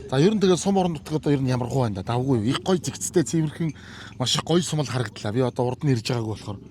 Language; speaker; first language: Mongolian; native; Mongolian